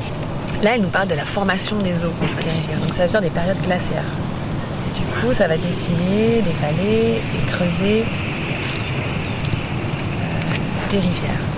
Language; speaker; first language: French; native; French